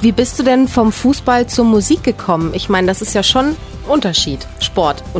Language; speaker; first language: German; native; German